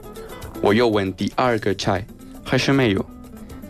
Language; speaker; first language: Chinese; non-native, learner; Spanish